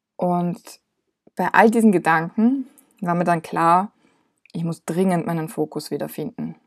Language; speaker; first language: German; non-native, fluent; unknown